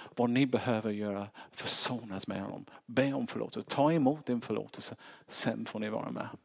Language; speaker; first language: Swedish; non-native, fluent; English